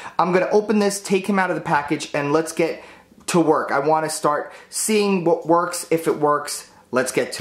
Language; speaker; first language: English; native; English